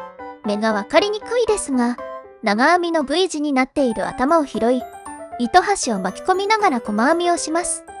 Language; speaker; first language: Japanese; native; Japanese